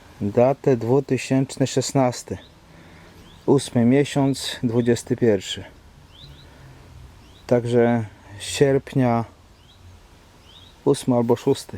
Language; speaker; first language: Polish; native; Polish